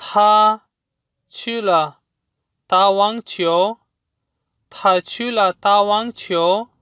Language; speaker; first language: Chinese; non-native, fluent; Urdu